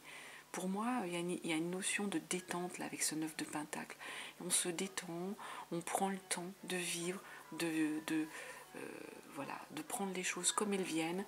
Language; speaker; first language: French; native; French